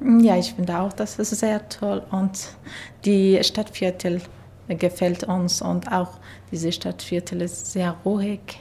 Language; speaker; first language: German; non-native, learner; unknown